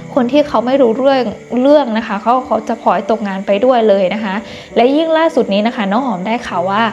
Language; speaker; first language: Thai; non-native, fluent; Burmese